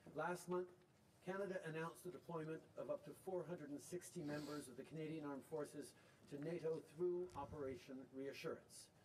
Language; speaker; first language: English; early bilingual, other home language; French